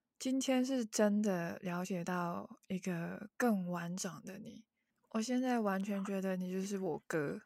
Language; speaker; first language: Chinese; non-native, local second language; Cantonese